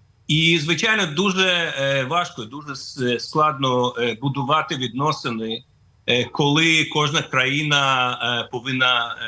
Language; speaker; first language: Ukrainian; non-native, fluent; Russian